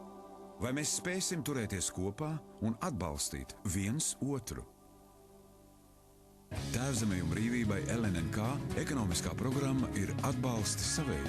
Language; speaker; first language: Latvian; native; Latvian